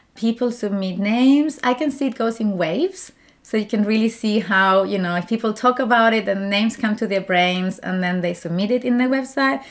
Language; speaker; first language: English; non-native, fluent; Spanish